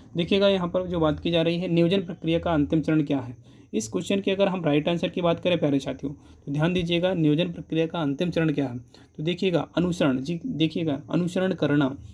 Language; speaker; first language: Hindi; native; Hindi